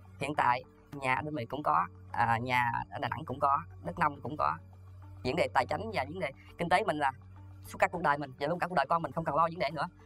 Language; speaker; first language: Vietnamese; native; Vietnamese